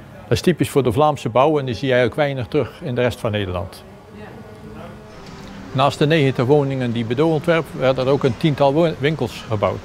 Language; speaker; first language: Dutch; native; Dutch